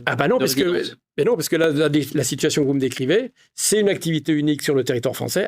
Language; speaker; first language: French; native; French